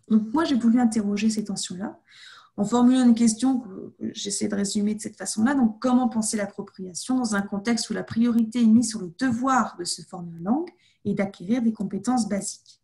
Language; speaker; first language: French; native; French